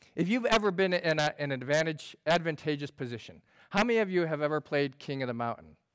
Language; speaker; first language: English; native; English